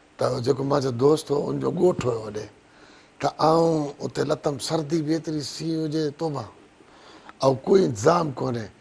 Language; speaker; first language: Sindhi; non-native, local second language; Brahui